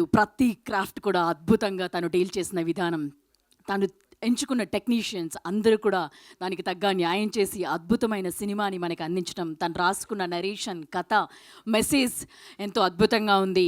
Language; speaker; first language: Telugu; native; Telugu